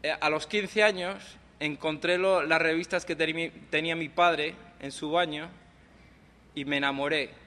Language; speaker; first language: Spanish; non-native, local second language; English